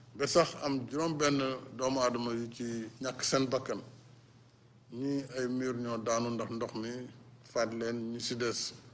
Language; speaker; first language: Wolof; non-native, local second language; Fula